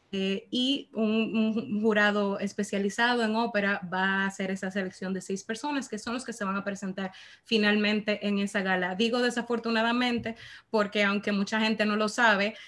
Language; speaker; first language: Spanish; native; Spanish